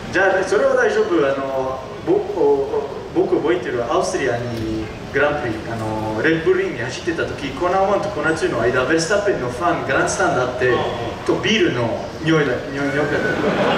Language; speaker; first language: Japanese; early bilingual, heritage; Japanese